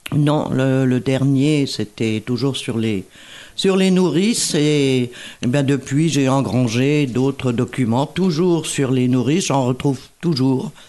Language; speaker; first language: French; native; French